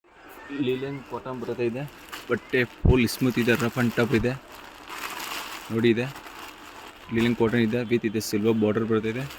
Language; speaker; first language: Kannada; non-native, local second language; Hindi